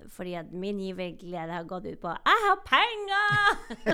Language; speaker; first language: Norwegian; native; Norwegian